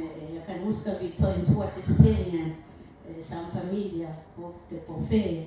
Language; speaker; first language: Danish; non-native, learner; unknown